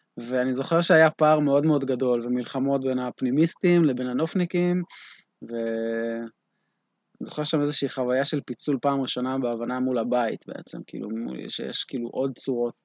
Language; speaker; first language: Hebrew; native; Hebrew